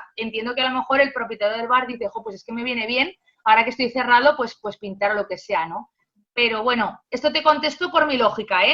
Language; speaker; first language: Spanish; native; Spanish